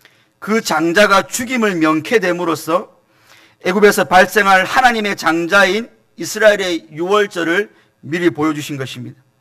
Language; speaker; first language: Korean; native; Korean